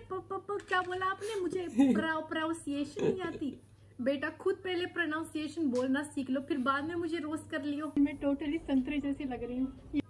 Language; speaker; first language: Hindi; early bilingual, heritage; Hindi